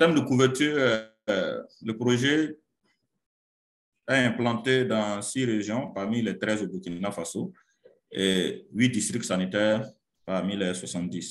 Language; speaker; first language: French; non-native, local second language; Mossi